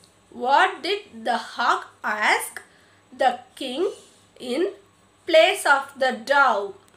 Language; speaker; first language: English; non-native, local second language; Tamil